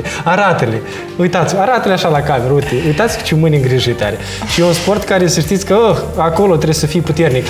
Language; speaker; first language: Romanian; native; Romanian